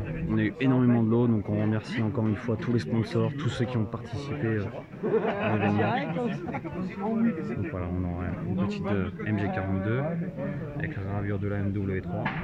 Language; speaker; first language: French; native; French